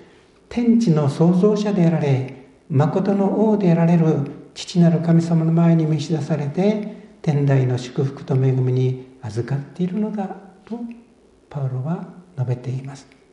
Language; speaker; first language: Japanese; native; Japanese